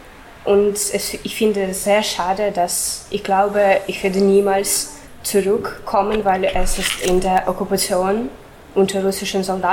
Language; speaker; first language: German; non-native, fluent; Ukrainian